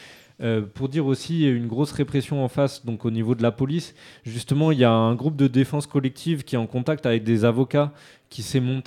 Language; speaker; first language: French; native; French